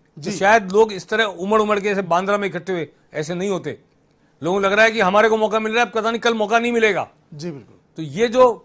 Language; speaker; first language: Hindi; native; Hindi